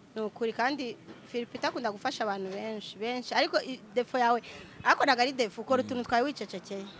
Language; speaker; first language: Kinyarwanda; native; Kinyarwanda